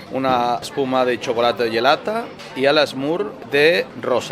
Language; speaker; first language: Italian; non-native, learner; Spanish